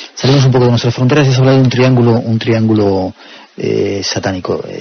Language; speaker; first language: Spanish; native; Spanish